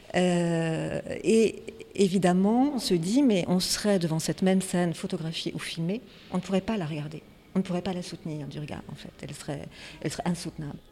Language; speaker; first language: French; native; French